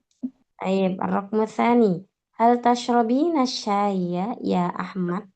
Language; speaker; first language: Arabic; non-native, fluent; Indonesian